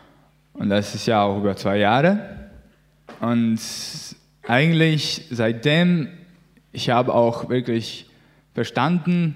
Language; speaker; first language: German; non-native, learner; Latvian